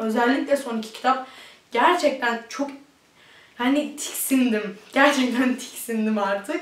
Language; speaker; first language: Turkish; early bilingual, heritage; Turkish